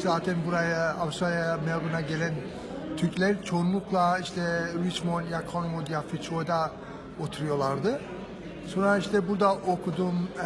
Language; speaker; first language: Turkish; early bilingual, heritage; Turkish